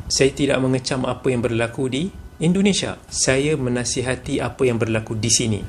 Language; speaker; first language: Malay; native; Malay